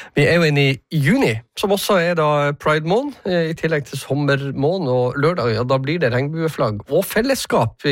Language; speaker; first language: Norwegian; native; Norwegian